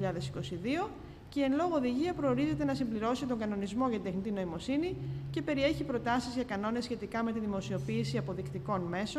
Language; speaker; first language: Greek; native; Greek